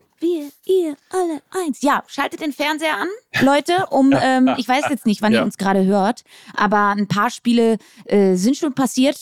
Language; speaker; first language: German; native; German